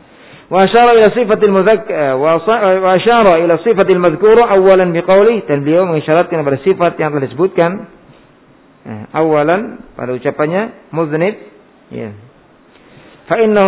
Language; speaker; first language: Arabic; non-native, fluent; Indonesian